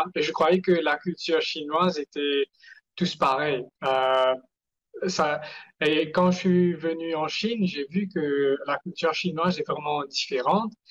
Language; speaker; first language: French; non-native, local second language; Morisyen